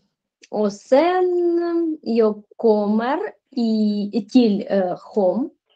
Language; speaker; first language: Swedish; non-native, learner; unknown